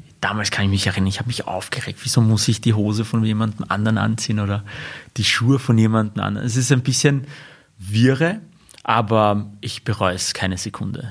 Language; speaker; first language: German; early bilingual, other home language; Armenian